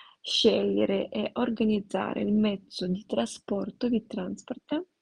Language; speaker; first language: Italian; non-native, fluent; Russian